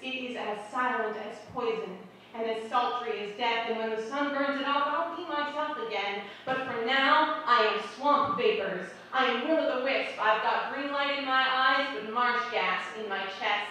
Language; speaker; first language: English; native; English